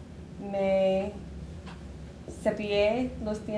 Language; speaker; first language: Spanish; non-native, learner; English